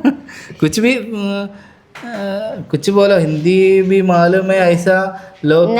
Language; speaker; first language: Hindi; non-native, local second language; Malayalam